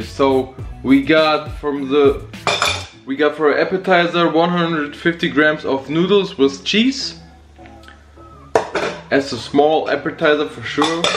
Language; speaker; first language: English; non-native, fluent; German